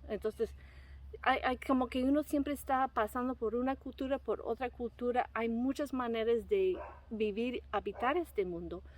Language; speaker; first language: Spanish; non-native, fluent; English